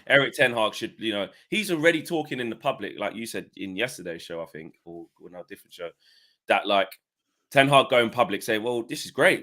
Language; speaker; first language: English; native; English